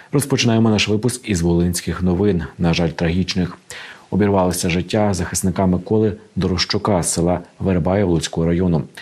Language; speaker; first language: Ukrainian; native; Ukrainian